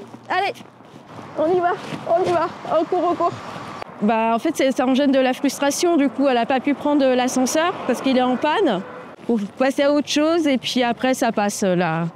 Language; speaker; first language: French; native; French